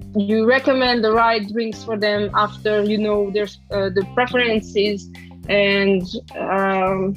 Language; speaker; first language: English; non-native, fluent; Romanian